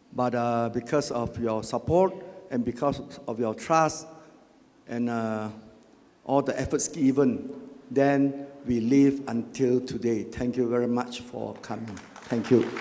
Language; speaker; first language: English; non-native, local second language; Chinese